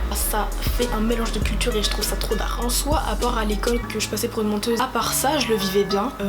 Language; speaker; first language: French; native; French